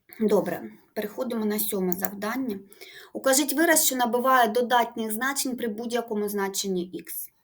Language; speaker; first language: Ukrainian; native; Ukrainian